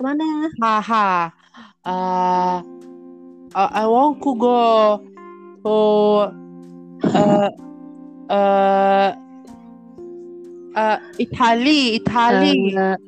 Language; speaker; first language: English; non-native, learner; Thai